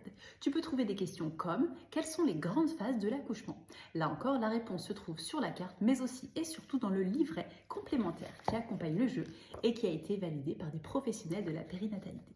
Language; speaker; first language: French; native; French